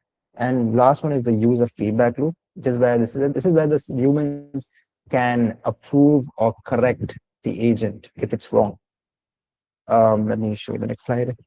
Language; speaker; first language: English; non-native, local second language; Malayalam